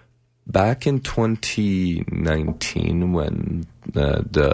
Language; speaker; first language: English; non-native, fluent; Persian